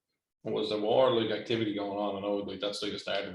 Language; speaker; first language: English; native; English